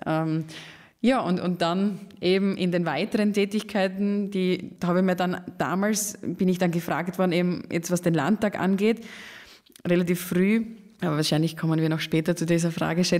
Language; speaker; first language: German; native; German